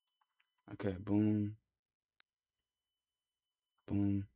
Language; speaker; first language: English; native; English